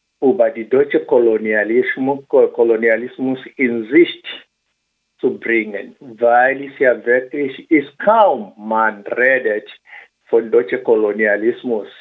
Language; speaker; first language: German; non-native, learner; Swahili